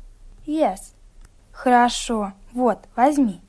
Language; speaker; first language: Russian; native; Russian